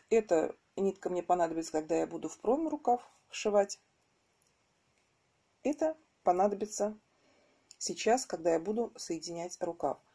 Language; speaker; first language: Russian; native; Russian